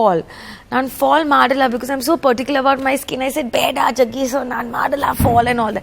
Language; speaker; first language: Kannada; non-native, learner; Punjabi